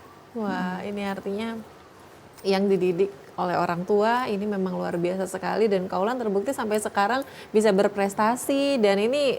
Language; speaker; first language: Indonesian; native; Indonesian